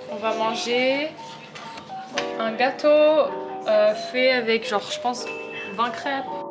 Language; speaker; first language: French; early bilingual, heritage; French